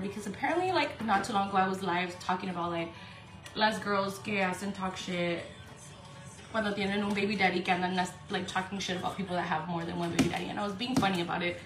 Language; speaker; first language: English; early bilingual, other home language; Spanish